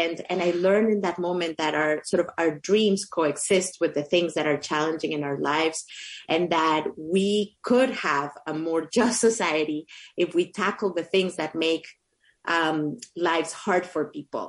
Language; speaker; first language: English; non-native, fluent; Spanish